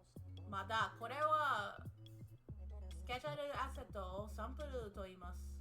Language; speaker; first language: Japanese; non-native, learner; English